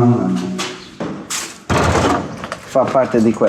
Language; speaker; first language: Italian; non-native, learner; English